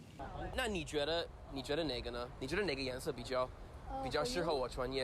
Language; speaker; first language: Chinese; non-native, fluent; English